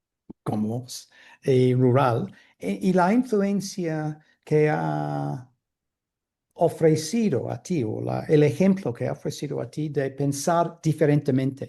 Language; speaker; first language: Spanish; non-native, fluent; English